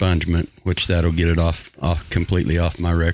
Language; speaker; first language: English; native; English